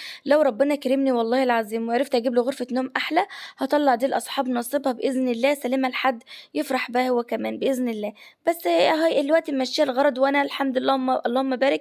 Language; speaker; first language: Arabic; native; Arabic